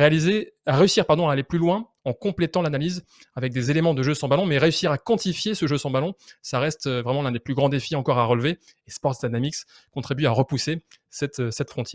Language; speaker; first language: French; native; French